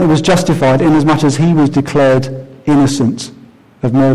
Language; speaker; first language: English; native; English